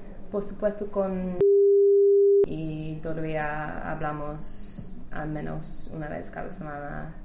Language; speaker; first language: Spanish; non-native, fluent; English